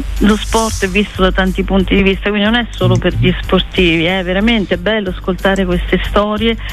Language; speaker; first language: Italian; native; Italian